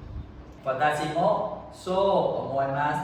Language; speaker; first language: Japanese; non-native, learner; Vietnamese